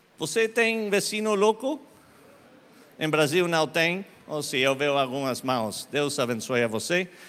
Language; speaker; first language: Portuguese; non-native, learner; Spanish